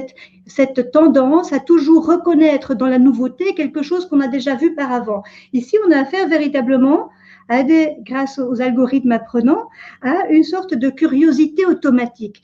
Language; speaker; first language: French; native; French